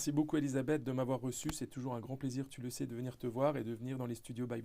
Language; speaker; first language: French; native; French